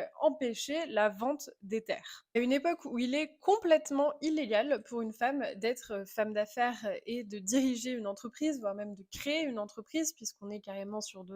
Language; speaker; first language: French; native; French